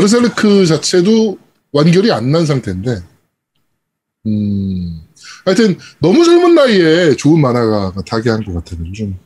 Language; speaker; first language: Korean; native; Korean